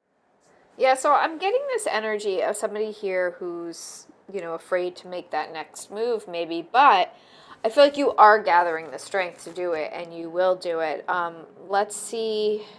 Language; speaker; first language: English; native; English